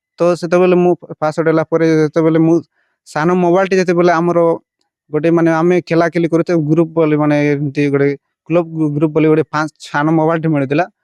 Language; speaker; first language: Odia; non-native, local second language; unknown